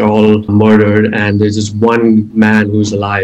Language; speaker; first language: English; non-native, local second language; Hindi